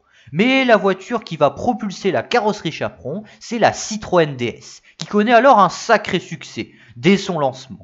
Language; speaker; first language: French; native; French